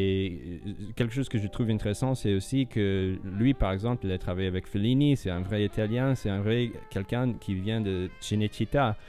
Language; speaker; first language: French; non-native, fluent; English